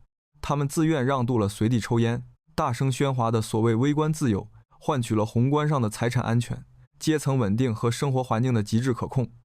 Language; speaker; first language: Chinese; native; Chinese